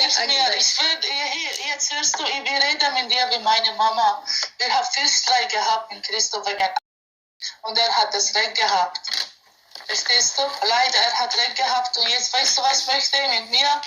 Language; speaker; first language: German; non-native, learner; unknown